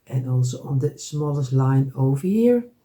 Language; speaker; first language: English; non-native, fluent; Dutch